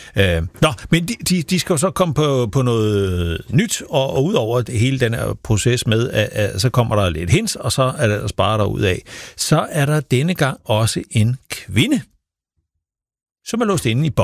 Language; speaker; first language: Danish; native; Danish